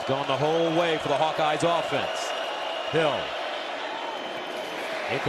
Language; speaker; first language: English; native; English